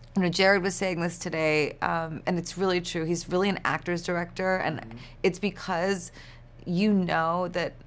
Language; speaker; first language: English; native; English